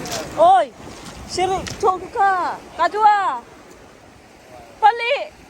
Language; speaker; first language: Korean; non-native, learner; Filipino